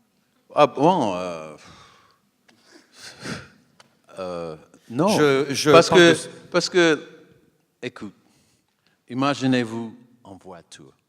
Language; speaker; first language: French; non-native, learner; English